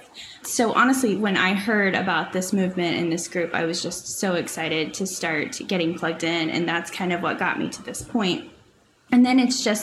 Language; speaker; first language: English; native; English